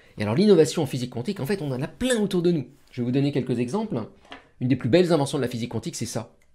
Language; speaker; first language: French; native; French